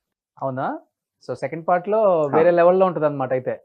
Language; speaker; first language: Telugu; native; Telugu